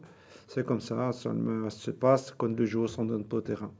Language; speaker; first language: French; non-native, learner; Portuguese